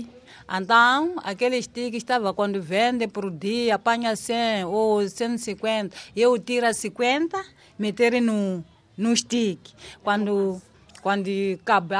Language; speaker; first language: Portuguese; non-native, local second language; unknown